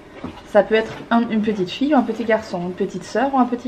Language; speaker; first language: French; native; French